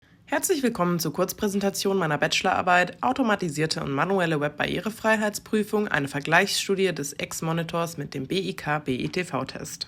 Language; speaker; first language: German; native; German